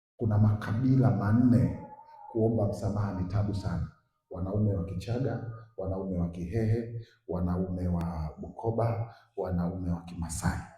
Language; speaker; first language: Swahili; native; Swahili